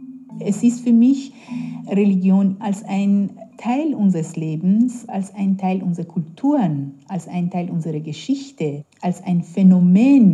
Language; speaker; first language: German; non-native, fluent; Persian